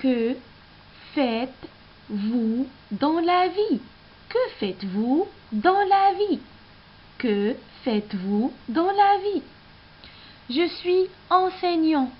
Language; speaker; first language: French; non-native, local second language; Arabic